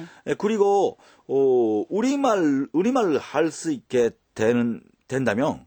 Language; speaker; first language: Korean; non-native, fluent; Japanese